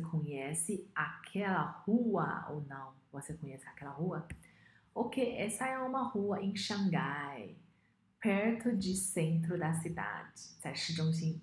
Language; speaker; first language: Portuguese; non-native, fluent; Chinese